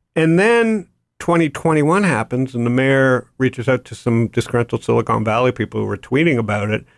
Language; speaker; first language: English; native; English